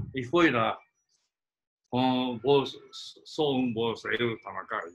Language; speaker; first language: Portuguese; non-native, fluent; Japanese